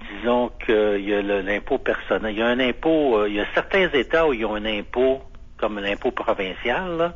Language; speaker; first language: French; native; French